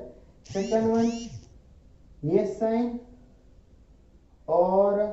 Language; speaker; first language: Hindi; non-native, local second language; Gujarati